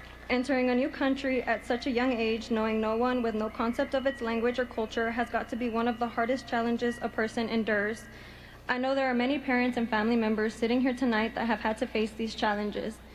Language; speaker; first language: English; early bilingual, other home language; Spanish